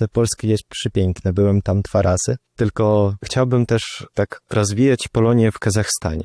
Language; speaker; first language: Polish; non-native, fluent; Russian